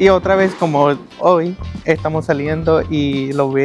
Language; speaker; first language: Spanish; non-native, learner; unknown